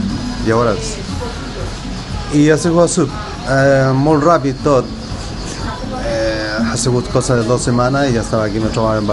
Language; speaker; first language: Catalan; non-native, learner; Spanish